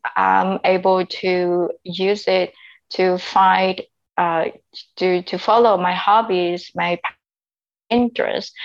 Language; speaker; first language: English; non-native, fluent; Vietnamese